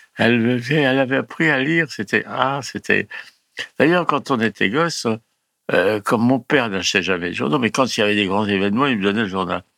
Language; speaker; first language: French; early bilingual, other home language; Italian